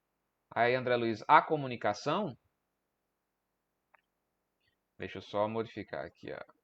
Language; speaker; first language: Portuguese; native; Portuguese